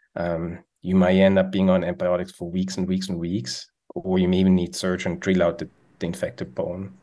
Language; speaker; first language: English; non-native, fluent; Swiss German